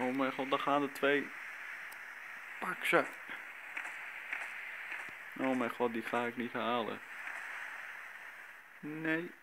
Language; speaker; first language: Dutch; native; Dutch